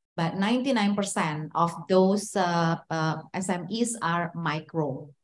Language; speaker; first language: English; non-native, fluent; Indonesian